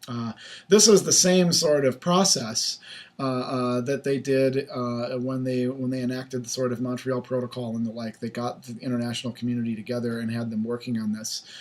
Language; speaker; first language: English; native; English